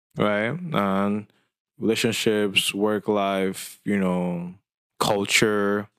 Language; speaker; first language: English; non-native, local second language; Yoruba